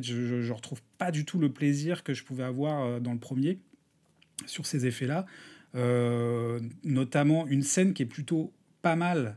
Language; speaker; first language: French; native; French